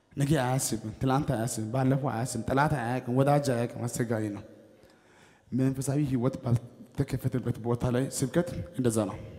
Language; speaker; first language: Amharic; non-native, local second language; Wolaytta